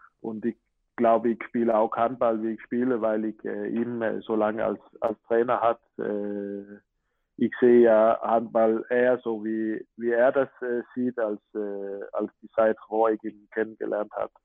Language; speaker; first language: German; non-native, fluent; Danish